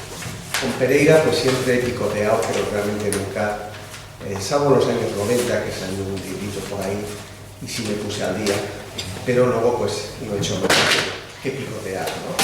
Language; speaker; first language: Spanish; native; Spanish